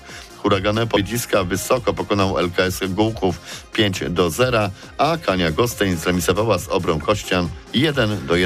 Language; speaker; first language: Polish; native; Polish